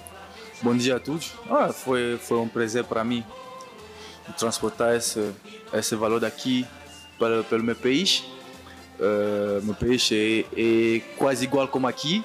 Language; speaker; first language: Portuguese; non-native, learner; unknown